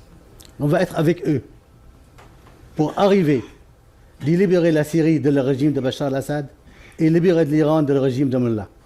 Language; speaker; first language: French; non-native, fluent; Arabic